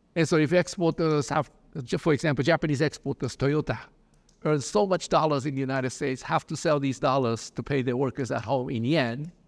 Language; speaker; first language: English; early bilingual, other home language; Japanese